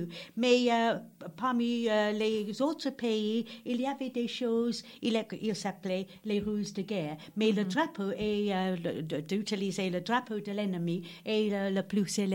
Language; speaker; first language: French; non-native, learner; English